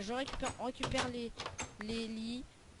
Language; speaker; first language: French; native; French